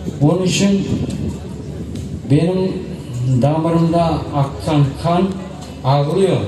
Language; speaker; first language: Turkish; non-native, learner; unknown